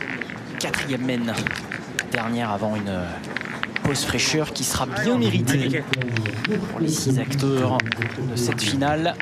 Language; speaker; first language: French; native; French